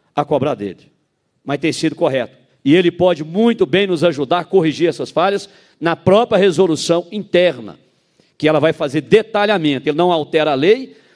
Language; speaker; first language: Portuguese; native; Portuguese